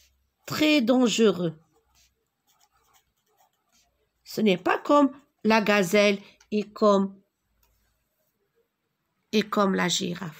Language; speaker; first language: French; non-native, local second language; Arabic